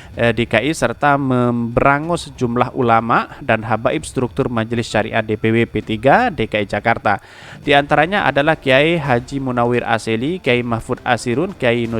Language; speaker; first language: Indonesian; native; Indonesian